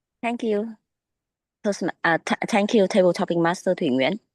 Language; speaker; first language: English; non-native, learner; Vietnamese